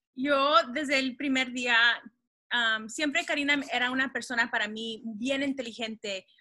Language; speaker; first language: Spanish; early bilingual, heritage; Spanish